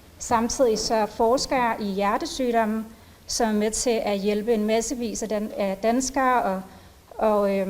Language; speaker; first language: Danish; early bilingual, other home language; Bosnian